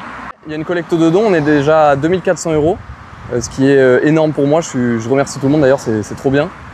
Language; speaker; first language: French; native; French